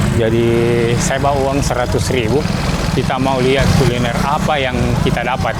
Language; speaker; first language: Indonesian; native; Indonesian